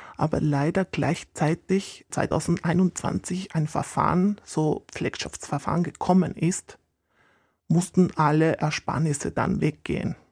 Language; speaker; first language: German; non-native, fluent; Spanish